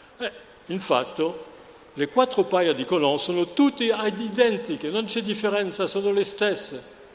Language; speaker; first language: Italian; non-native, fluent; French